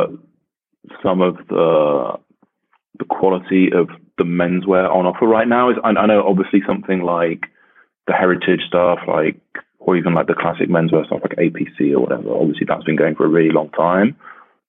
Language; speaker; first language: English; native; English